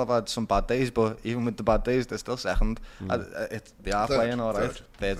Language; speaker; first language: English; native; English